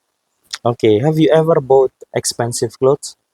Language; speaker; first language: English; non-native, fluent; Indonesian